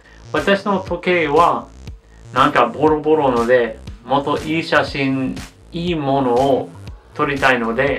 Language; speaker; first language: Japanese; non-native, learner; English